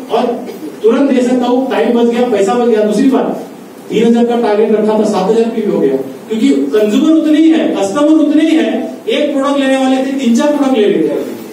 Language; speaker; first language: Hindi; non-native, local second language; Marathi